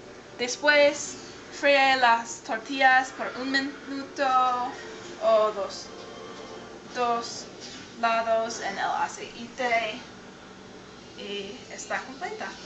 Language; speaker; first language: Spanish; non-native, learner; English